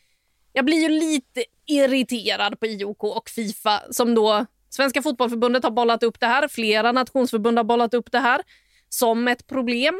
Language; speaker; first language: Swedish; native; Swedish